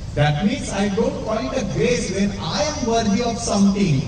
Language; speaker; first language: English; non-native, local second language; Marathi